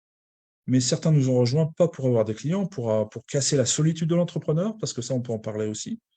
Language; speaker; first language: French; native; French